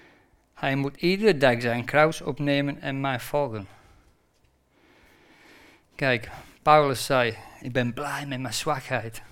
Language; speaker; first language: Dutch; non-native, fluent; English